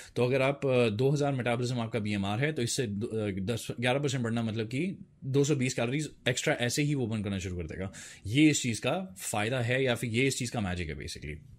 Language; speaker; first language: Hindi; native; Hindi